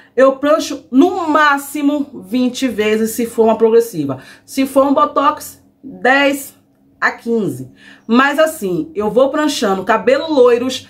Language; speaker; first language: Portuguese; native; Portuguese